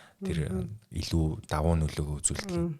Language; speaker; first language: Mongolian; native; Mongolian